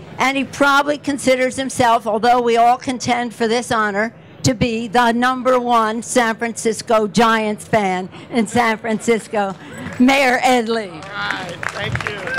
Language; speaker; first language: English; native; English